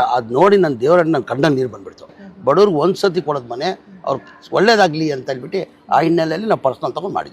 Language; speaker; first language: Kannada; non-native, local second language; Urdu